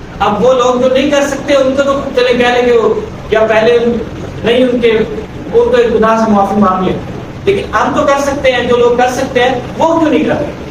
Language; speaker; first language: Urdu; native; Urdu